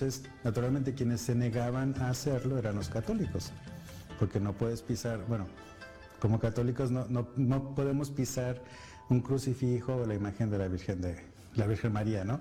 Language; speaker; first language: Spanish; native; Spanish